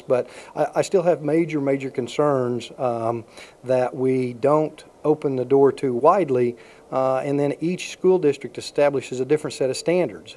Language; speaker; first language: English; native; English